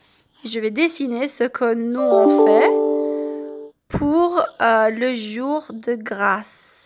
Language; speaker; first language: French; non-native, fluent; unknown